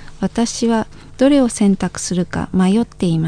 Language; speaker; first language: Japanese; non-native, fluent; Indonesian